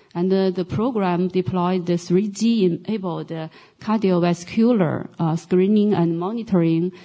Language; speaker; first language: English; non-native, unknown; Chinese